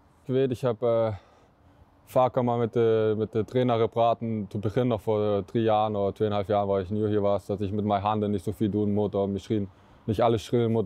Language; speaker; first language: German; non-native, learner; Dutch